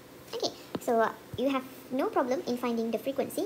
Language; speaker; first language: English; non-native, local second language; Malay